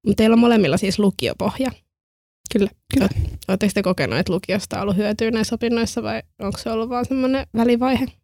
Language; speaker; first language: Finnish; native; Finnish